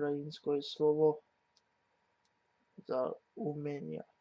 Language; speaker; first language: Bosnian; non-native, learner; English